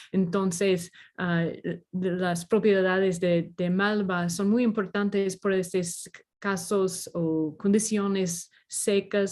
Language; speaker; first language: Spanish; non-native, learner; English